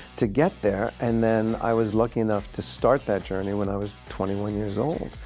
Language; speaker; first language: English; native; English